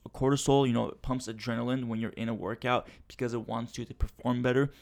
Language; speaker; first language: English; early bilingual, other home language; Turkish